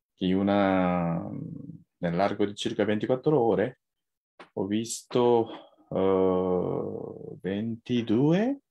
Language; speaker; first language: Italian; non-native, fluent; Japanese